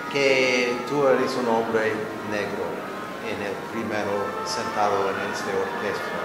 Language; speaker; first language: Spanish; non-native, learner; English